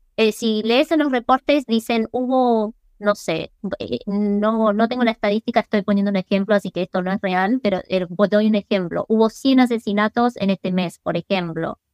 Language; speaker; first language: Spanish; early bilingual, other home language; English